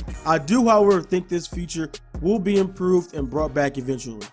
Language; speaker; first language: English; native; English